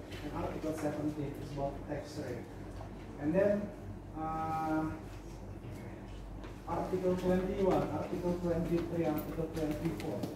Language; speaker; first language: English; non-native, fluent; Indonesian